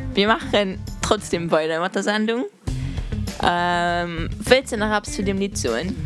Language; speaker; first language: German; non-native, local second language; Luxembourgish